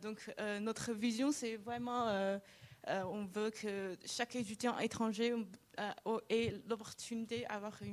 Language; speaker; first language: French; non-native, fluent; Chinese